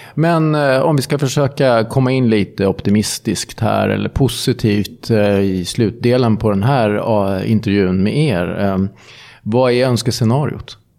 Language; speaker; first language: Swedish; native; Swedish